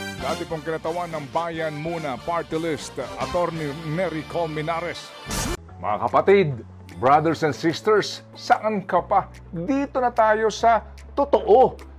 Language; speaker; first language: Filipino; native; Filipino